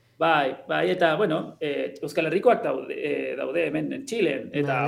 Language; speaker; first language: Basque; non-native, learner; Spanish